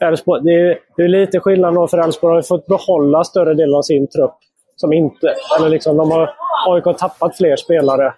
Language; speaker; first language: Swedish; native; Swedish